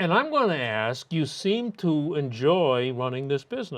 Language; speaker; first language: English; native; English